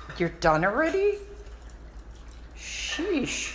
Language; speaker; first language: English; native; English